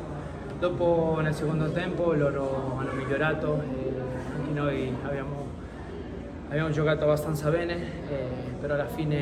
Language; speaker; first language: Italian; non-native, fluent; Spanish